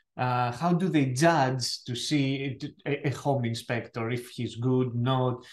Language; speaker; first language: English; non-native, fluent; Greek